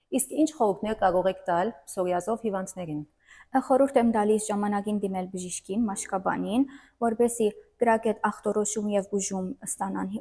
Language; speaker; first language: Armenian; native; Armenian